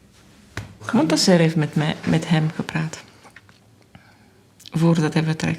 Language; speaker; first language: Dutch; non-native, learner; French